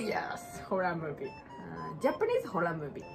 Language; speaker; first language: English; non-native, learner; Japanese